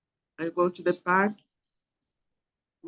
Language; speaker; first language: English; non-native, learner; Portuguese